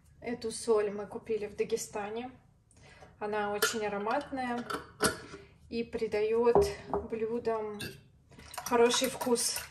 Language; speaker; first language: Russian; native; Russian